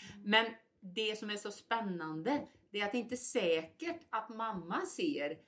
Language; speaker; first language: Swedish; native; Swedish